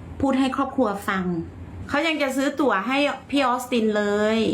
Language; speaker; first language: Thai; native; Thai